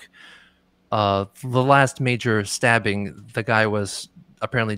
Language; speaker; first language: English; native; English